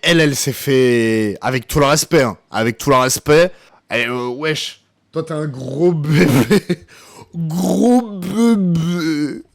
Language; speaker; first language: French; native; French